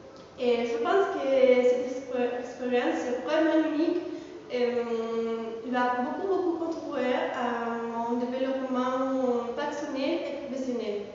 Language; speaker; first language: French; non-native, fluent; Spanish